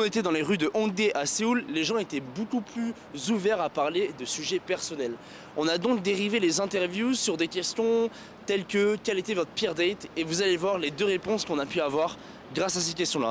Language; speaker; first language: French; native; French